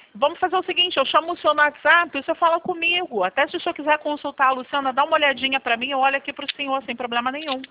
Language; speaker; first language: Portuguese; native; Portuguese